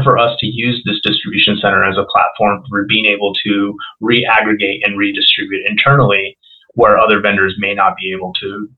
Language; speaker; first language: English; non-native, local second language; Spanish